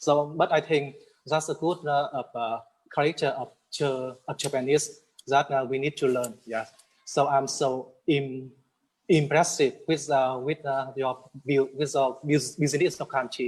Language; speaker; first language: English; non-native, learner; Vietnamese